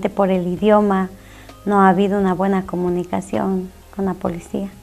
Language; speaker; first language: Spanish; native; Spanish